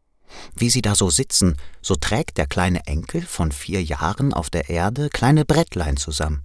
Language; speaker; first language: German; native; German